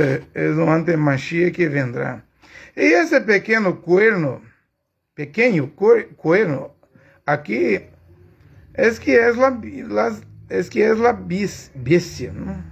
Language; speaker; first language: Spanish; non-native, learner; Portuguese